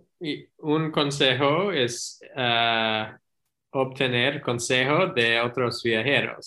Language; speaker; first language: Spanish; non-native, learner; English